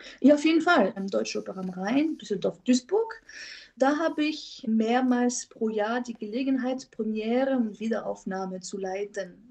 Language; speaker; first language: German; non-native, fluent; French